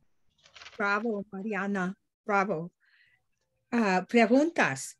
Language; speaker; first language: Spanish; non-native, learner; English